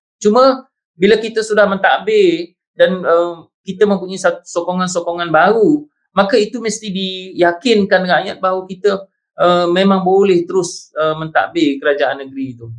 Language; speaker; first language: Malay; native; Malay